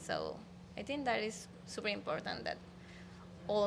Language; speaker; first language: English; non-native, learner; Spanish